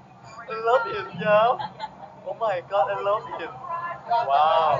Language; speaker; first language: English; non-native, learner; Thai